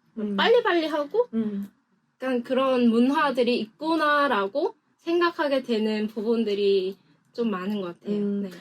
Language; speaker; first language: Korean; non-native, fluent; Vietnamese